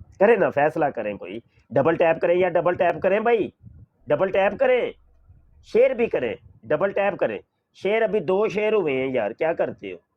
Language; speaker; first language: Urdu; non-native, local second language; Punjabi